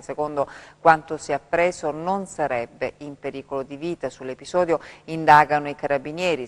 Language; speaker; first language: Italian; native; Italian